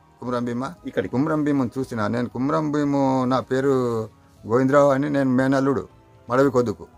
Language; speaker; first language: Telugu; non-native, local second language; Gondi